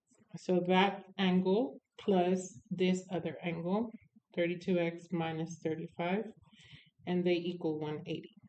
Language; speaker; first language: English; native; English